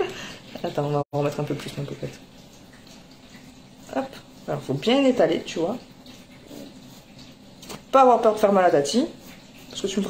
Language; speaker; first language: French; native; French